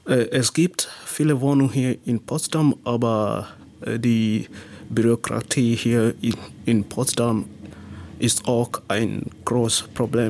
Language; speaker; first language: German; non-native, learner; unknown